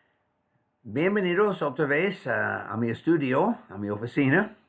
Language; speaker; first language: Spanish; non-native, fluent; English